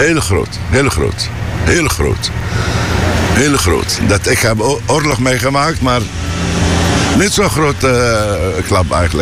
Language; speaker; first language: Dutch; non-native, learner; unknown